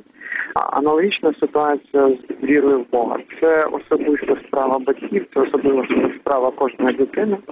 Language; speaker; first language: Ukrainian; native; Ukrainian